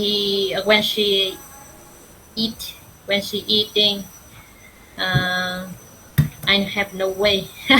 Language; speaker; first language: English; non-native, learner; Vietnamese